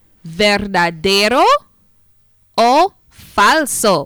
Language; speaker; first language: Spanish; non-native, fluent; English